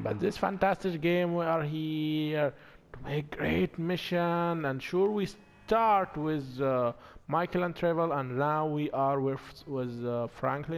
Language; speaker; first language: English; non-native, learner; Arabic